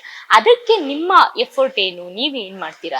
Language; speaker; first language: Kannada; native; Kannada